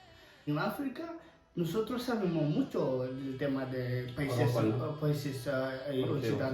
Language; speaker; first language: Spanish; non-native, learner; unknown